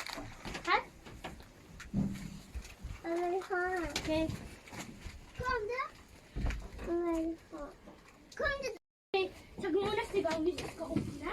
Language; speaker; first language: Swedish; early bilingual, other home language; S'gaw Karen